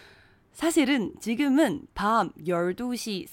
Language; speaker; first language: Korean; non-native, fluent; Chinese